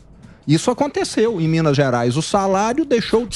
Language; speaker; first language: Portuguese; native; Portuguese